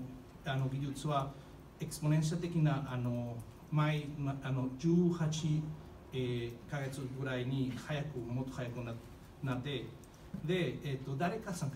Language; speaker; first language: Japanese; non-native, fluent; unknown